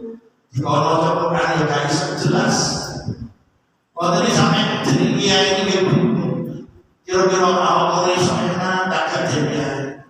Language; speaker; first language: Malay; non-native, local second language; Javanese